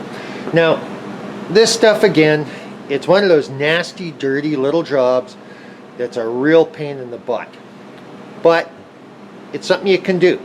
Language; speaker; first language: English; native; English